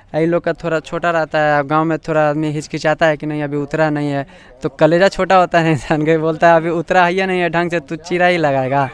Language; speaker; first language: Hindi; native; Hindi